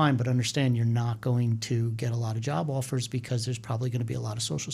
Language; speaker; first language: English; native; English